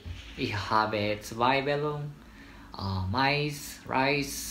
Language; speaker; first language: German; non-native, learner; Japanese